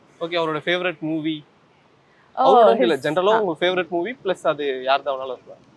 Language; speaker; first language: Tamil; native; Tamil